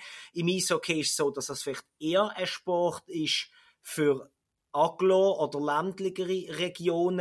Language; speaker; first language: German; native; German